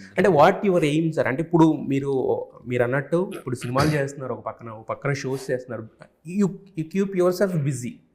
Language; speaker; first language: Telugu; native; Telugu